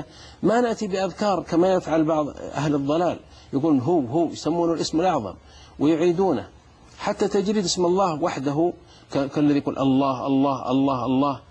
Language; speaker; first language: Arabic; native; Arabic